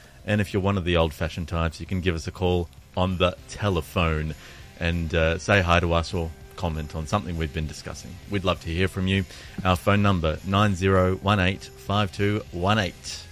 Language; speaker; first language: English; early bilingual, other home language; Greek